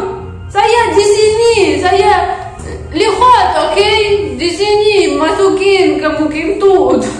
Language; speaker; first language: Indonesian; non-native, learner; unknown